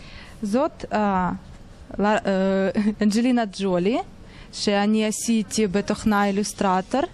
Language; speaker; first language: Hebrew; non-native, learner; Russian